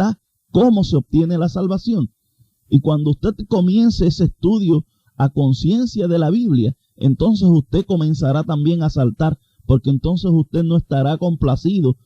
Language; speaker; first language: Spanish; native; Spanish